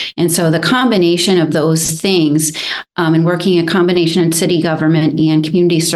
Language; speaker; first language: English; native; English